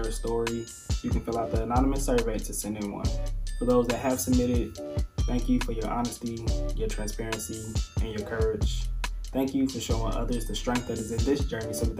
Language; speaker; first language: English; native; English